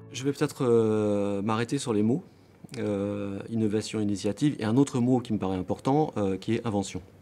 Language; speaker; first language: French; native; French